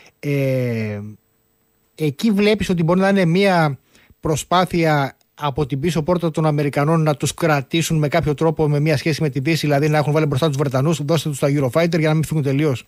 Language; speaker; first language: Greek; native; Greek